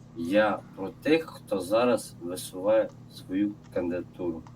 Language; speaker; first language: Ukrainian; non-native, local second language; Russian